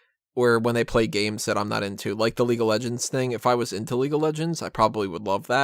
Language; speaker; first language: English; native; English